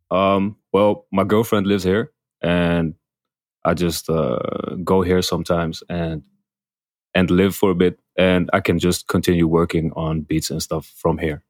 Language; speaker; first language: English; non-native, fluent; Dutch